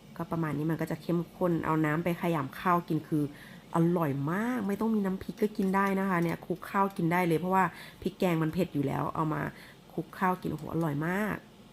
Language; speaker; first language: Thai; native; Thai